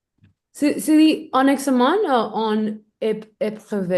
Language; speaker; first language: French; non-native, learner; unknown